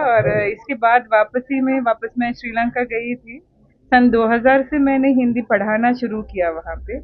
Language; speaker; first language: Hindi; non-native, fluent; Sinhala